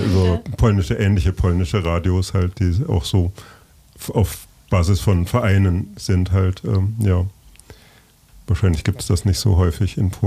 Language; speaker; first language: German; native; German